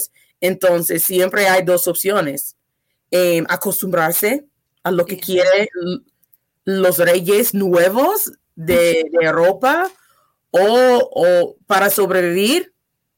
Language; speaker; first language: Spanish; non-native, fluent; English